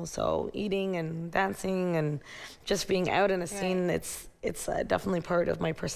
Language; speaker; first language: English; native; English